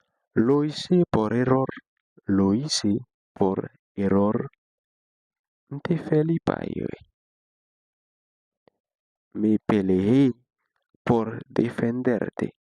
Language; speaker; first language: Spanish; non-native, fluent; Haitian Creole